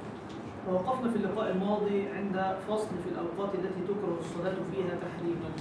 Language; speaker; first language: Arabic; native; Arabic